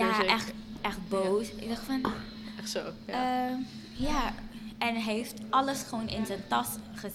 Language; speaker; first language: Dutch; non-native, fluent; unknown